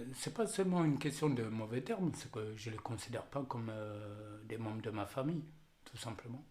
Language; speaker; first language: French; early bilingual, other home language; Amharic